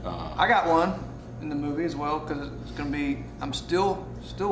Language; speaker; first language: English; native; English